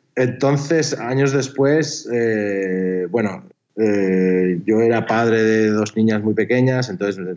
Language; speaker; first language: Spanish; native; Spanish